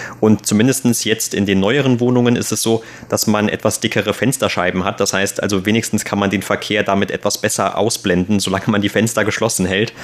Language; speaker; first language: German; native; German